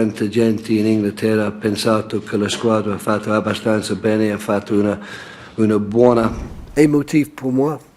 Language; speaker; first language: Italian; non-native, fluent; English